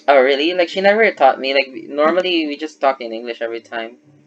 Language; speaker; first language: English; non-native, local second language; Filipino